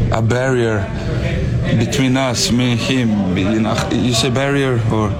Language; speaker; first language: English; non-native, fluent; Slovenian